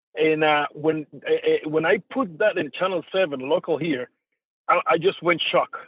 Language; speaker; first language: English; non-native, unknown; Spanish